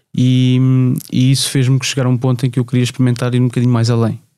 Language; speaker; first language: Portuguese; native; Portuguese